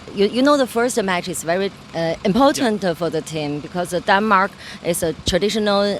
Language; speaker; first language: English; non-native, learner; Chinese